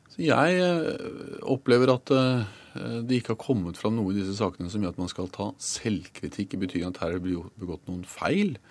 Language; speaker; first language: Norwegian; native; Norwegian